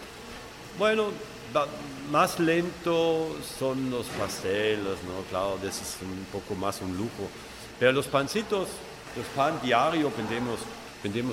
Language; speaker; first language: Spanish; non-native, fluent; German